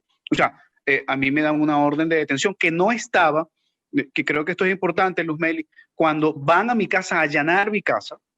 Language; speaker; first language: Spanish; native; Spanish